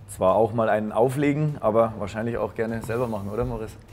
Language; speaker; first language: German; native; German